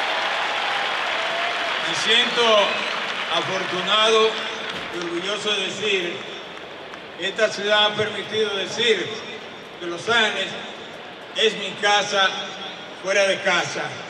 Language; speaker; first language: Spanish; native; Spanish